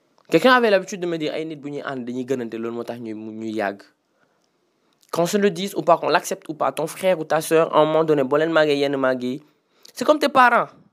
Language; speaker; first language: French; non-native, local second language; Wolof